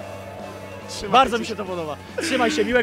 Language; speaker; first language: Polish; native; Polish